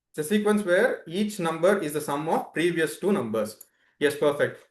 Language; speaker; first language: English; non-native, local second language; Telugu